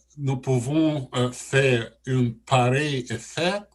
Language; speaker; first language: French; non-native, learner; Russian